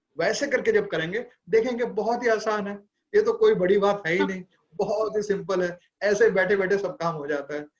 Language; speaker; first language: Hindi; non-native, local second language; Bangla